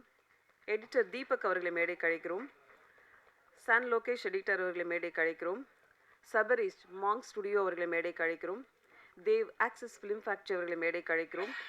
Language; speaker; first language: Tamil; native; Tamil